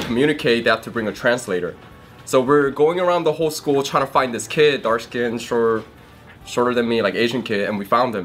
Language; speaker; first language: English; early bilingual, other home language; Korean